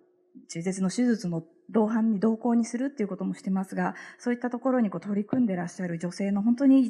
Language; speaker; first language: Japanese; native; Japanese